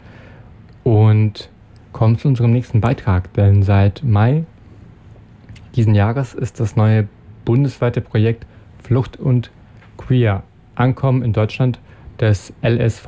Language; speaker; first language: German; native; German